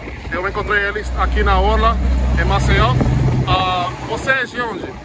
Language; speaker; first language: Portuguese; non-native, learner; English